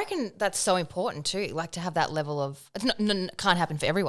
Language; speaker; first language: English; native; English